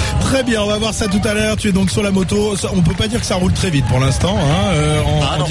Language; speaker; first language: French; native; French